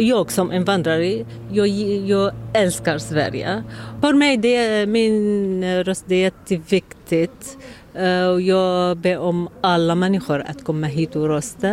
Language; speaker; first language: Swedish; non-native, learner; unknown